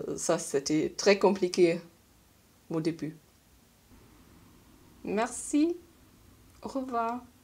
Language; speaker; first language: French; non-native, learner; German